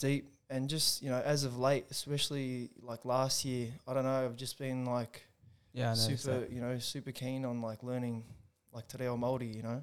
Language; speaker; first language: English; native; English